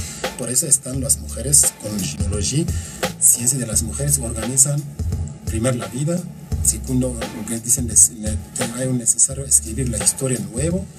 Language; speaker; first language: Spanish; non-native, learner; Kurdish